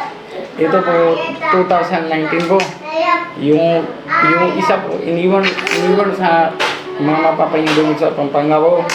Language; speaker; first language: Filipino; non-native, learner; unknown